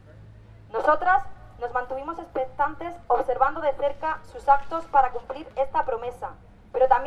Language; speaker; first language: Spanish; native; Spanish